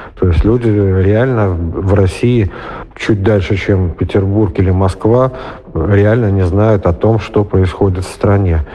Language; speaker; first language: Russian; native; Russian